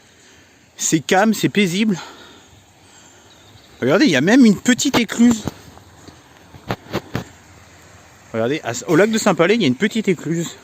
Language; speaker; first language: French; native; French